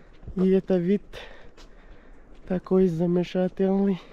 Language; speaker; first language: Russian; non-native, learner; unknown